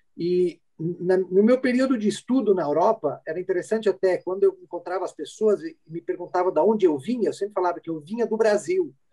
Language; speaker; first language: Portuguese; early bilingual, other home language; Italian